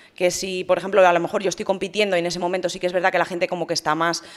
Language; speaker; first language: Spanish; native; Spanish